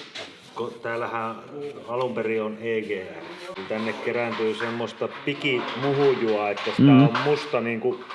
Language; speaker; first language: Finnish; native; Finnish